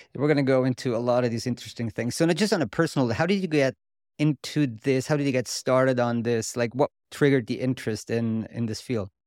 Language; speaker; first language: English; non-native, fluent; German